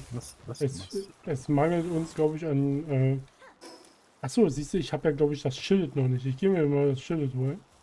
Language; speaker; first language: German; native; German